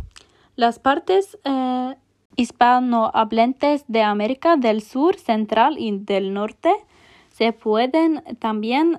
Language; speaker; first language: Spanish; non-native, fluent; Norwegian